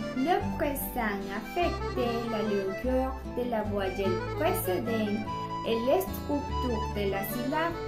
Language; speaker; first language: French; non-native, learner; Spanish